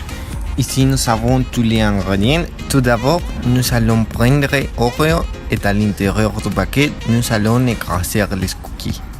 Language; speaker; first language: French; non-native, learner; Spanish